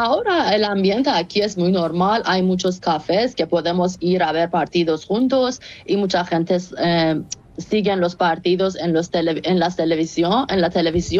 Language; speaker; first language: Spanish; non-native, fluent; Persian